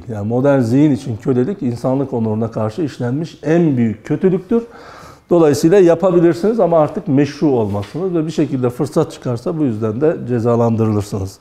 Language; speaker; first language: Turkish; native; Turkish